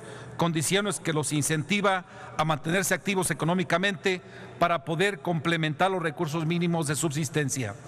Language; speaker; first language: Spanish; native; Spanish